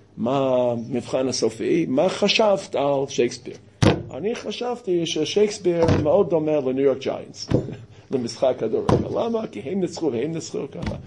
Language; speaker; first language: Hebrew; non-native, fluent; English